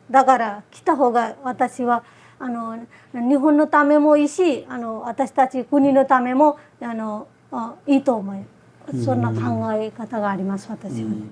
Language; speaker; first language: Japanese; non-native, fluent; Nepali